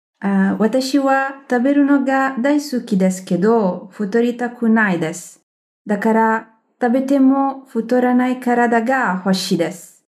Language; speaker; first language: Japanese; non-native, learner; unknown